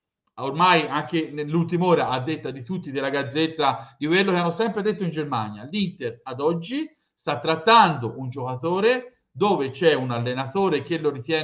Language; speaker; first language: Italian; native; Italian